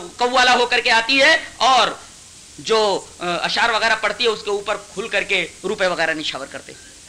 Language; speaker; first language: Urdu; native; Urdu